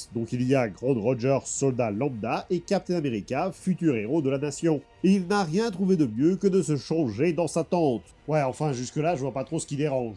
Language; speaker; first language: French; native; French